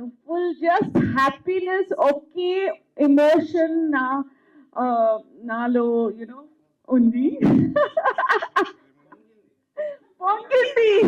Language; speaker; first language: Telugu; non-native, fluent; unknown